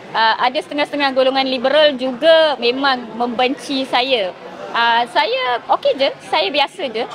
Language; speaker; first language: Malay; non-native, local second language; Tamil